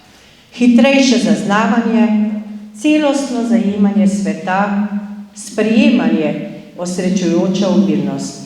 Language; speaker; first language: Slovenian; native; Slovenian